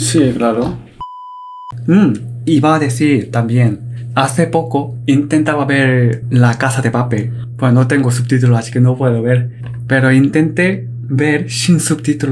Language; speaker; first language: Spanish; non-native, learner; Korean